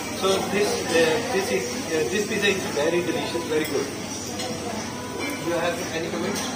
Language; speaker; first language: English; non-native, local second language; Urdu